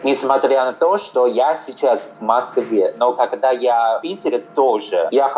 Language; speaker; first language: Russian; non-native, fluent; Chinese